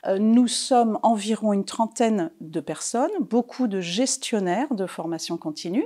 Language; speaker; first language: French; native; French